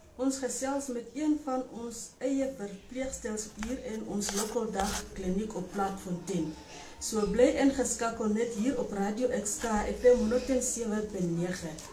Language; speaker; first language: Afrikaans; non-native, local second language; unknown